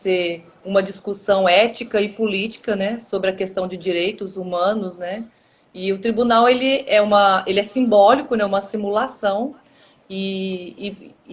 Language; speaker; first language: Portuguese; native; Portuguese